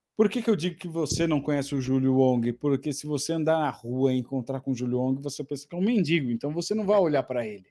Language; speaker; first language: Portuguese; native; Portuguese